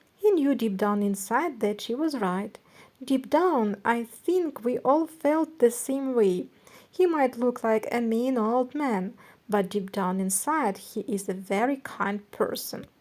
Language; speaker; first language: English; non-native, fluent; Ukrainian